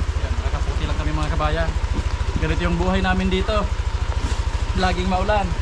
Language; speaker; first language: Filipino; non-native, local second language; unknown